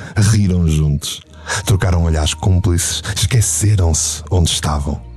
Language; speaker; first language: Portuguese; native; Portuguese